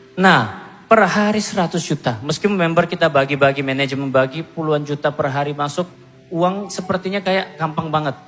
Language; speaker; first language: Indonesian; non-native, fluent; Korean